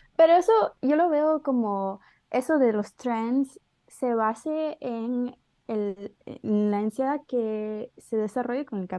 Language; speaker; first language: Spanish; early bilingual, other home language; English